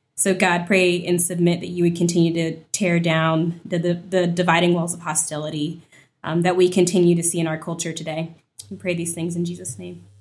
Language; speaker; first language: English; native; English